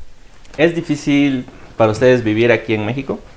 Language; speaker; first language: Spanish; native; Spanish